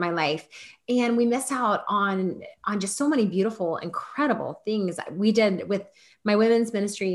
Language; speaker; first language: English; native; English